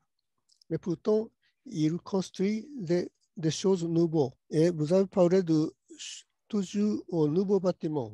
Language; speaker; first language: French; non-native, learner; Japanese